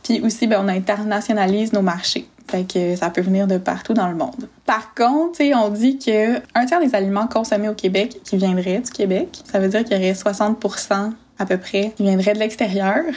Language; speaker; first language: French; native; French